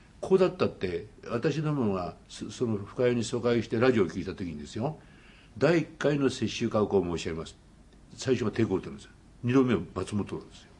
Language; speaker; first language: Japanese; native; Japanese